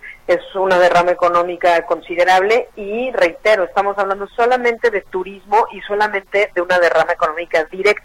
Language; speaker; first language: Spanish; native; Spanish